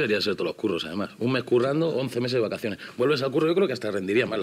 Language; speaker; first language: Spanish; native; Spanish